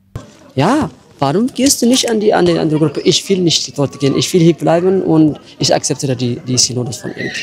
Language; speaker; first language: German; non-native, learner; Tigrinya